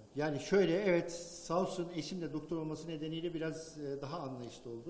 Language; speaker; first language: Turkish; non-native, fluent; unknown